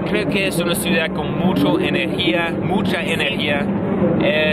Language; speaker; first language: Spanish; non-native, learner; English